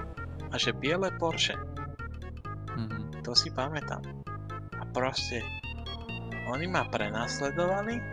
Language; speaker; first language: Slovak; native; Slovak